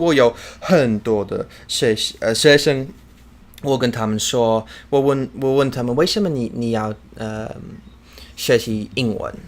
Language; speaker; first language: Chinese; non-native, learner; English